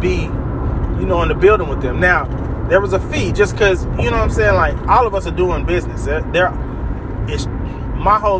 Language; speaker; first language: English; native; English